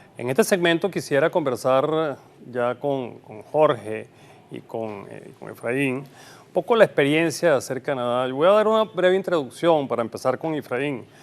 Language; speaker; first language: Spanish; native; Spanish